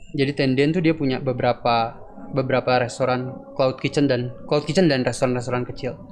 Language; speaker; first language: Indonesian; native; Indonesian